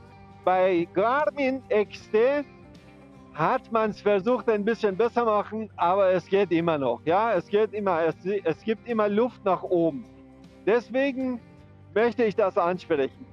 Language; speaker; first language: German; non-native, fluent; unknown